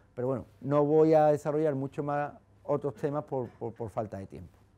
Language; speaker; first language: Spanish; native; Spanish